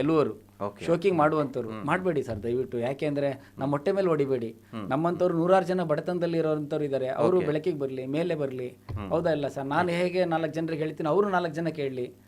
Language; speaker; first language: Kannada; non-native, local second language; Telugu